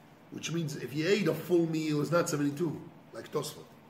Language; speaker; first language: English; non-native, fluent; Hebrew